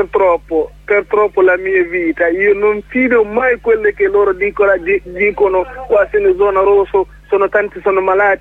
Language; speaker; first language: Italian; non-native, learner; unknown